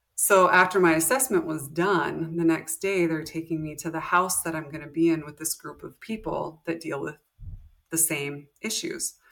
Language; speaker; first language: English; native; English